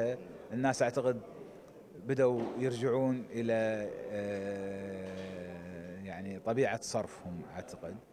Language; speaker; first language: Arabic; native; Arabic